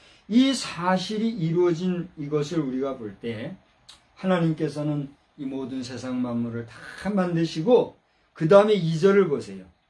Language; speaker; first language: Korean; native; Korean